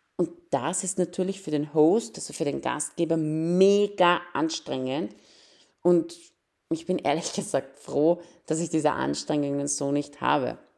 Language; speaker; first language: German; early bilingual, other home language; Persian